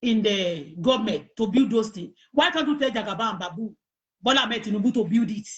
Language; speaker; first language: English; non-native, local second language; Yoruba